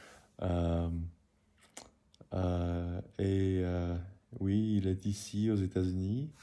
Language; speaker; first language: French; non-native, learner; English